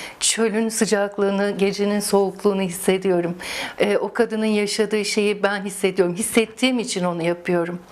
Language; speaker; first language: Turkish; early bilingual, heritage; Turkish